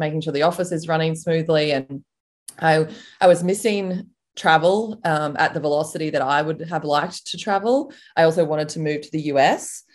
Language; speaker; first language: English; native; English